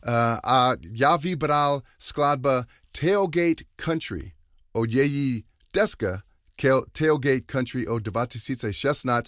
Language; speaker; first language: Czech; non-native, learner; English